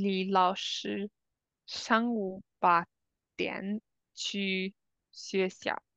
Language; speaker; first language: Chinese; non-native, learner; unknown